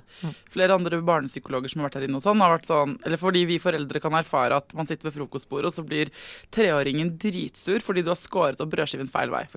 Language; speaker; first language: Norwegian; native; Norwegian